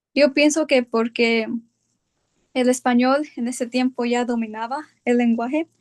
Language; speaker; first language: Spanish; early bilingual, heritage; Spanish